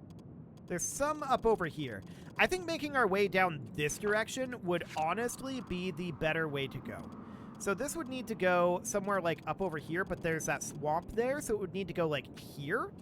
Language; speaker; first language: English; native; English